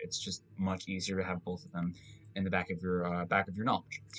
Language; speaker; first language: English; native; English